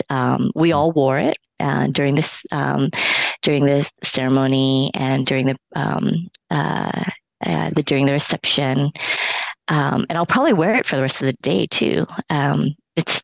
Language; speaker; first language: English; early bilingual, other home language; Cantonese